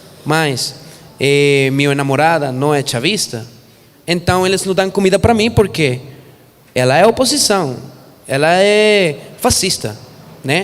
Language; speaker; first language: Portuguese; non-native, fluent; Spanish